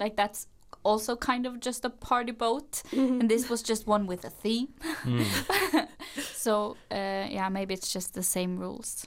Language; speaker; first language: English; non-native, fluent; Norwegian